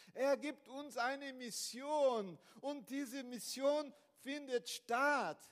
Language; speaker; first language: German; non-native, fluent; Portuguese